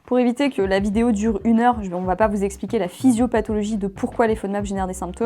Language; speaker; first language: French; native; French